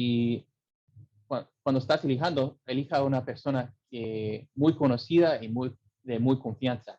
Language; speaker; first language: Spanish; early bilingual, heritage; English